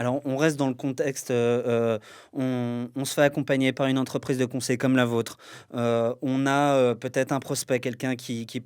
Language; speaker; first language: French; native; French